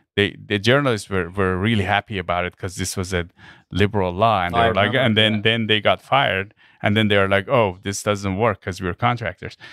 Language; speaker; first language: English; non-native, fluent; Persian